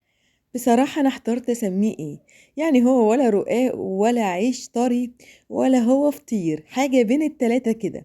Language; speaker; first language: Arabic; native; Arabic